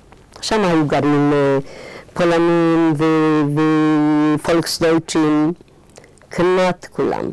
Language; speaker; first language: Hebrew; non-native, fluent; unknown